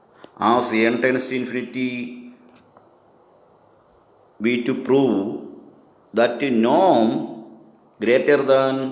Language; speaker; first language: English; non-native, local second language; Malayalam